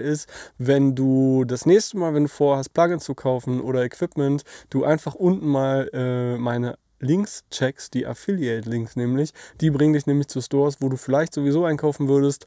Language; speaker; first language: German; native; German